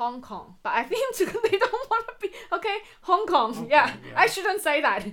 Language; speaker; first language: English; non-native, fluent; Chinese